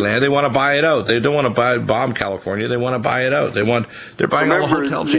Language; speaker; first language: English; native; English